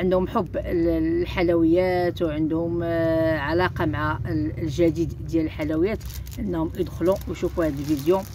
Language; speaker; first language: Arabic; native; Arabic